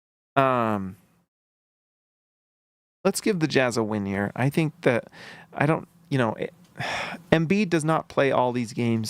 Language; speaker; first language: English; native; English